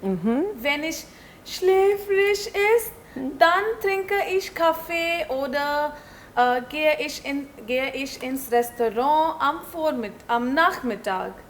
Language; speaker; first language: German; non-native, learner; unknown